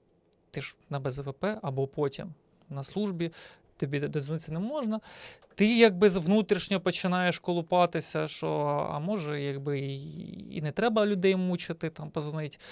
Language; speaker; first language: Ukrainian; native; Ukrainian